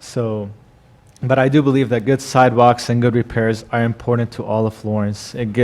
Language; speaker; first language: English; non-native, fluent; Arabic